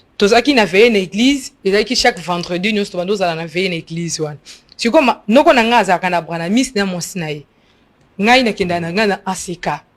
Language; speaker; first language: Lingala; non-native, local second language; Luba-Lulua